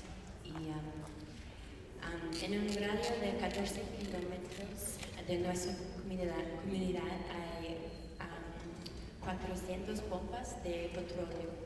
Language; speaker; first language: Spanish; non-native, learner; English